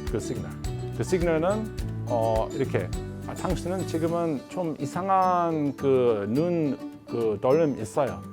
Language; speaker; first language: Korean; non-native, learner; English